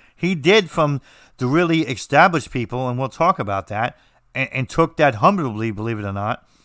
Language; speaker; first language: English; native; English